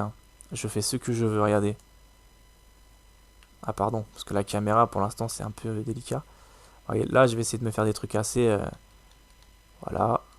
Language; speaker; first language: French; native; French